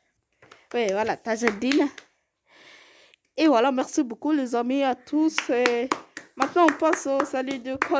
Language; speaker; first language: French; non-native, learner; Arabic